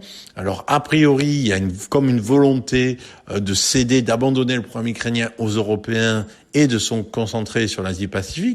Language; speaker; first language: French; native; French